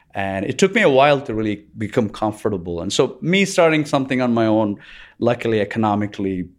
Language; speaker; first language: English; non-native, local second language; Tamil